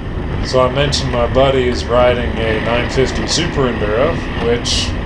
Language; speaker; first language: English; native; English